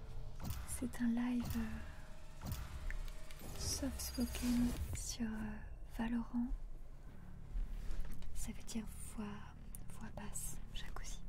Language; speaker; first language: French; native; French